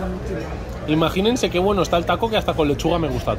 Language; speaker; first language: Spanish; native; Spanish